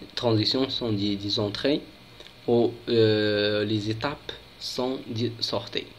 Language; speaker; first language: French; non-native, local second language; Arabic